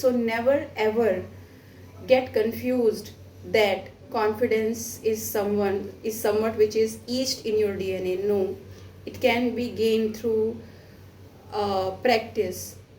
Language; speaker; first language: English; non-native, local second language; Hindi